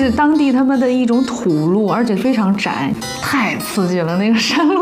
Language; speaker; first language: Chinese; native; Chinese